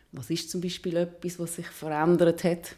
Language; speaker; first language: German; native; German